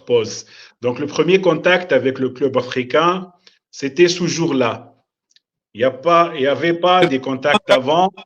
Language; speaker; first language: French; non-native, local second language; Arabic